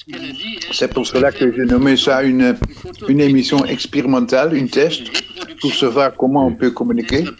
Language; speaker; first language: French; non-native, fluent; Dutch